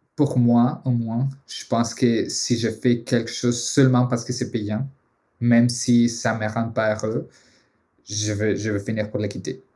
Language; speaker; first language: French; non-native, fluent; Spanish